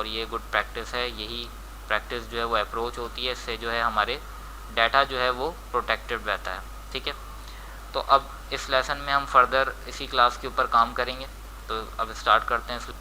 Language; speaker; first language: Hindi; native; Hindi